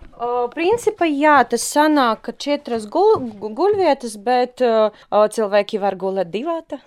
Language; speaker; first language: Latvian; non-native, local second language; Russian